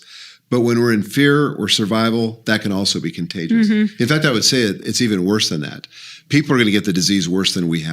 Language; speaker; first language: English; native; English